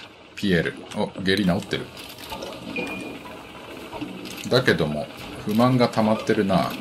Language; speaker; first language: Japanese; native; Japanese